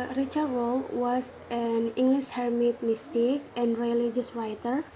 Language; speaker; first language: English; non-native, learner; Indonesian